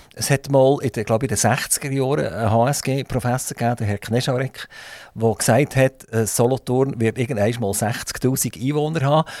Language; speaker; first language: German; native; German